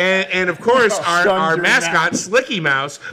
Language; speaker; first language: English; native; English